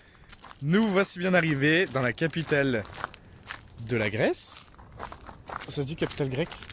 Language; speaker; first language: French; native; French